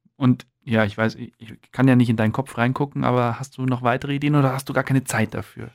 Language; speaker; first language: German; native; German